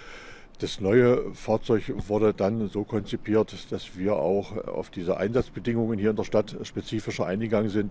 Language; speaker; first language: German; native; German